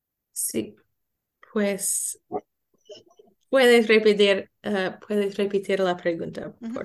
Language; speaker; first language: Spanish; non-native, learner; English